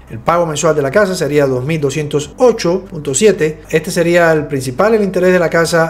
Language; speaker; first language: Spanish; native; Spanish